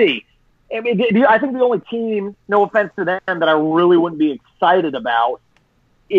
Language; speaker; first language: English; native; English